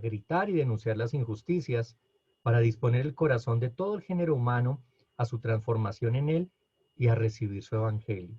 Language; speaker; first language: Spanish; native; Spanish